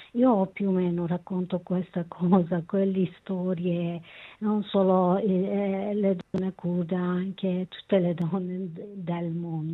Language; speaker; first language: Italian; non-native, learner; Kurdish